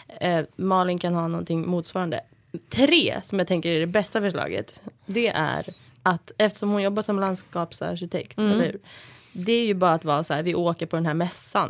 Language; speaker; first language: Swedish; native; Swedish